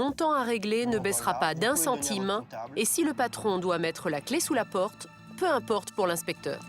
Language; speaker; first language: French; native; French